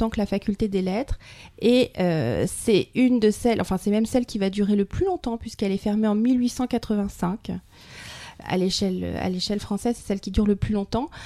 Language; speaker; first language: French; native; French